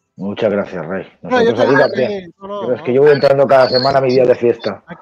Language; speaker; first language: Spanish; native; Spanish